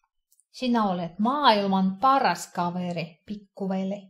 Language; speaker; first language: Finnish; non-native, fluent; Russian